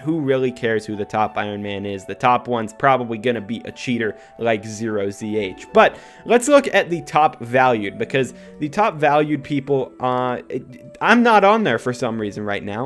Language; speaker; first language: English; native; English